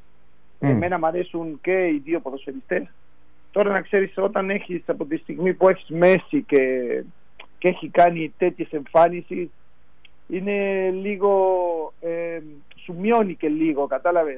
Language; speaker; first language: Greek; non-native, fluent; Spanish